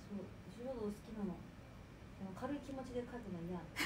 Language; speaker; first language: Japanese; native; Japanese